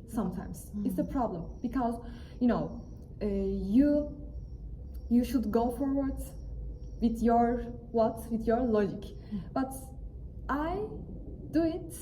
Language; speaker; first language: English; non-native, fluent; Turkish